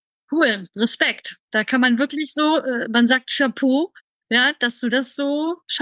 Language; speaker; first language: German; native; German